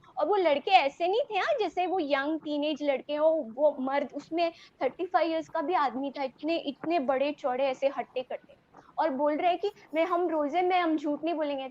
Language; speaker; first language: Hindi; non-native, local second language; Telugu